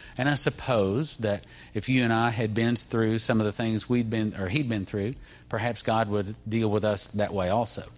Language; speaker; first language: English; native; English